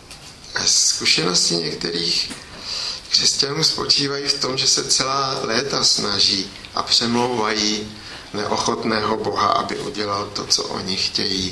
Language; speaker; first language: Czech; native; Czech